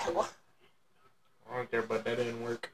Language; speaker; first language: English; native; English